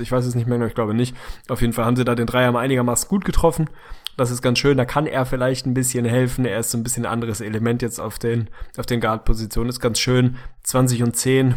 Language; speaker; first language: German; native; German